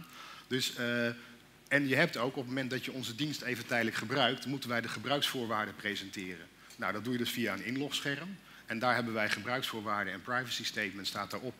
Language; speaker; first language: Dutch; native; Dutch